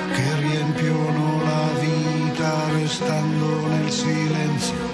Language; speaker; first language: Italian; native; Italian